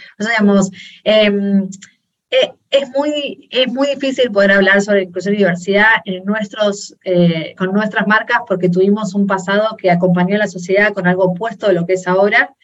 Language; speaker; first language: Spanish; native; Spanish